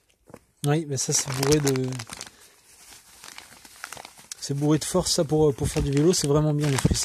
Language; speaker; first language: French; native; French